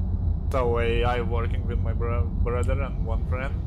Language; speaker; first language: English; non-native, learner; Lithuanian